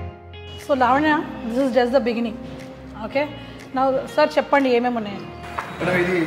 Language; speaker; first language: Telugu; native; Telugu